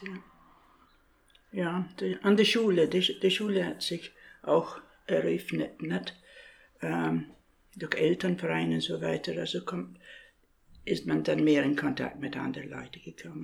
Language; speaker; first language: German; non-native, fluent; English